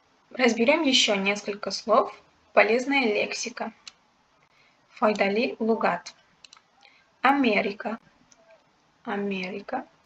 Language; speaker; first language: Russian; non-native, local second language; Uzbek